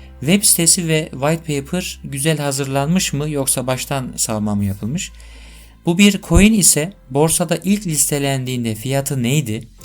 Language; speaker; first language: Turkish; native; Turkish